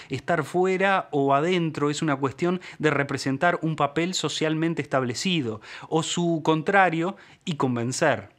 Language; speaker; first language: Spanish; native; Spanish